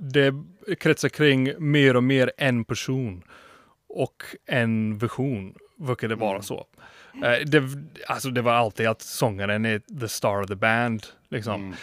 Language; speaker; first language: Swedish; non-native, fluent; English